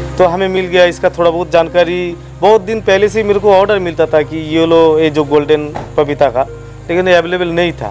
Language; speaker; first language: Hindi; non-native, local second language; Bangla